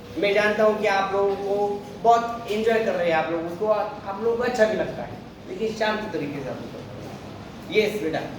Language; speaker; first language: Hindi; non-native, local second language; Marathi